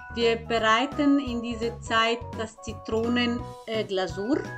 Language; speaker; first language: German; non-native, fluent; Croatian